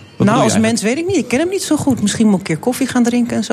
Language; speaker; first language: Dutch; native; Dutch